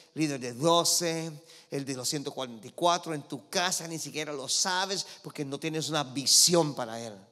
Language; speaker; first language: Spanish; early bilingual, heritage; Spanish